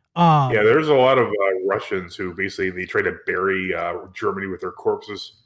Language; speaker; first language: English; early bilingual, other home language; Lithuanian